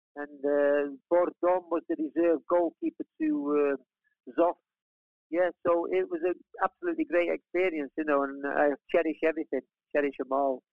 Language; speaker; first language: English; native; English